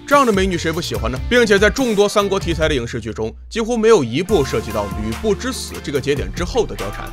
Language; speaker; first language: Chinese; native; Chinese